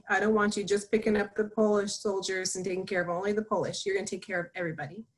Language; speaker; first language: English; native; English